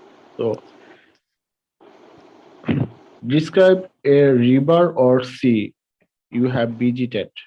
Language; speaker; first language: English; non-native, learner; Bangla